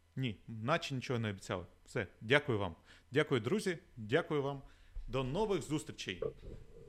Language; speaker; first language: Ukrainian; native; Ukrainian